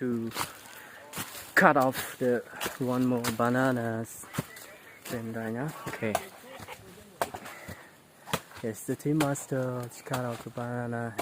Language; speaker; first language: English; non-native, local second language; Khmer